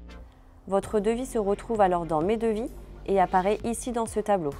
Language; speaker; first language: French; native; French